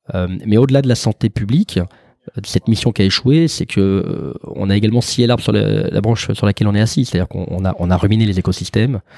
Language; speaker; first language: French; native; French